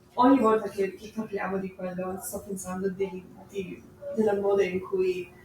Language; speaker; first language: Italian; non-native, learner; English